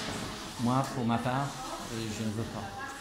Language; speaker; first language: French; non-native, fluent; English